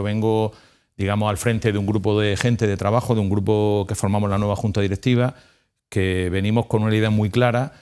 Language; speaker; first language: Spanish; native; Spanish